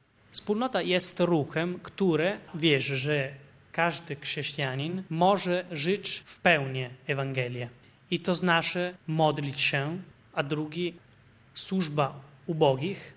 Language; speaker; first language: Polish; non-native, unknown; Italian